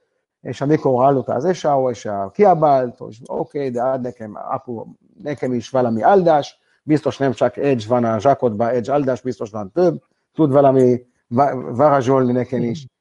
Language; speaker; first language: Hungarian; non-native, learner; Hebrew